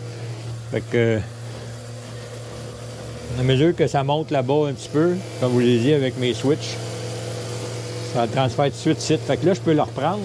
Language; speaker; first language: French; native; French